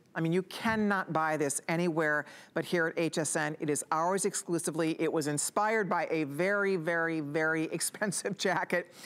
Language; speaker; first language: English; native; English